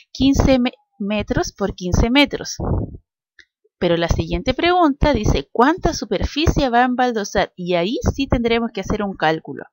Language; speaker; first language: Spanish; native; Spanish